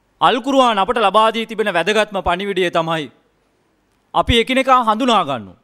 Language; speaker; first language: Sinhala; non-native, local second language; Tamil